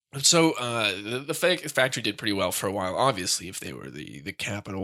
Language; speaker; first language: English; native; English